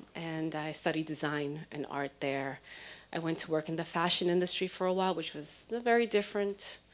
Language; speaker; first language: English; early bilingual, other home language; Spanish